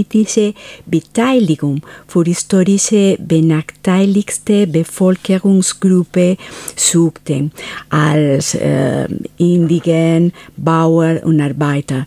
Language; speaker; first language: German; non-native, fluent; Spanish